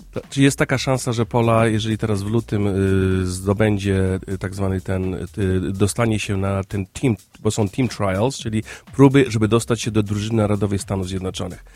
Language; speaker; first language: Polish; native; Polish